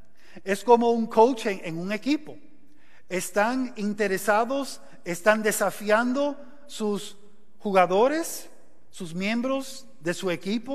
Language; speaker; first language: Spanish; non-native, fluent; English